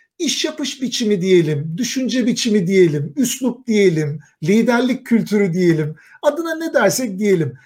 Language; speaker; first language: Turkish; native; Turkish